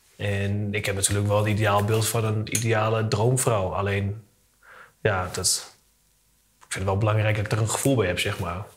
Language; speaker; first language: Dutch; native; Dutch